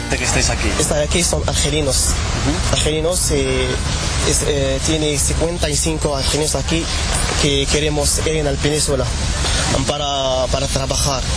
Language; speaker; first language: Spanish; non-native, learner; Arabic